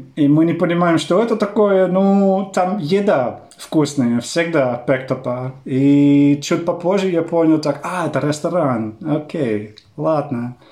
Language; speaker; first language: Russian; non-native, fluent; Dutch